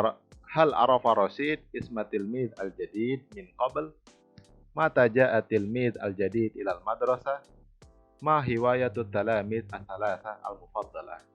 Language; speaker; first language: Arabic; non-native, fluent; Indonesian